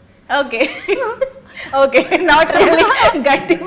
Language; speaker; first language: Telugu; native; Telugu